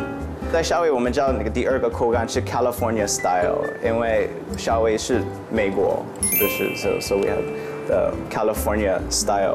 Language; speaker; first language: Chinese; non-native, learner; English